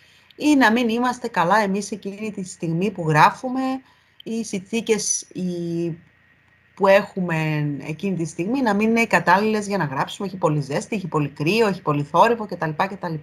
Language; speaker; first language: Greek; native; Greek